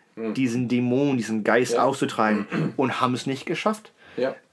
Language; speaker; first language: German; native; German